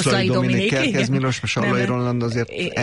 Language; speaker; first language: Hungarian; native; Hungarian